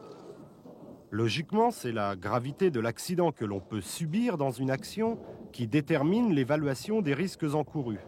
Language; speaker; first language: French; native; French